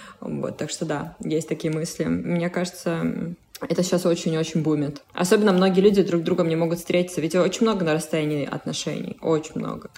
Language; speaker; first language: Russian; native; Russian